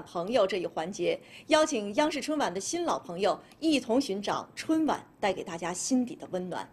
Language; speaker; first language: Chinese; native; Chinese